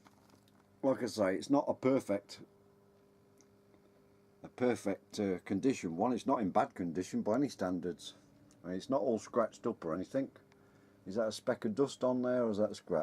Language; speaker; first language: English; native; English